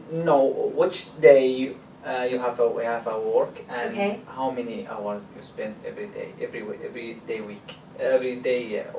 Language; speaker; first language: English; non-native, learner; Arabic